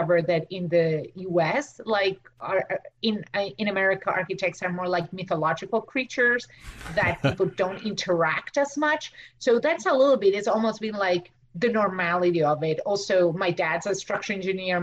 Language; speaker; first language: English; non-native, fluent; Spanish